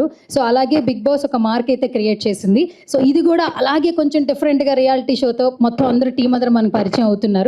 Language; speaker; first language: Telugu; native; Telugu